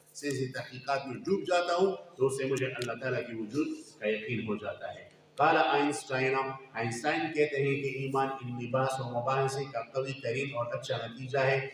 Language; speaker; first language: Urdu; non-native, local second language; Pashto